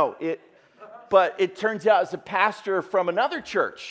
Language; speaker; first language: English; native; English